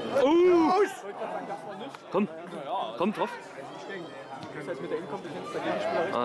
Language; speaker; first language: German; native; German